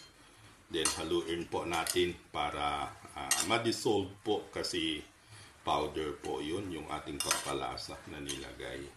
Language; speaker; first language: Filipino; native; Filipino